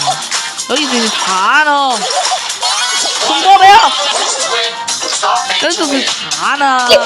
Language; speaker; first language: Chinese; early bilingual, heritage; Cantonese